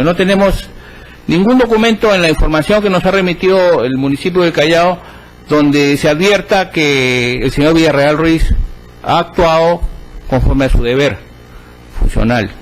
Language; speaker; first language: Spanish; native; Spanish